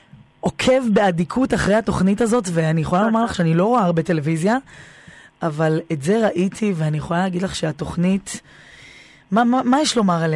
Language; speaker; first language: Hebrew; native; Hebrew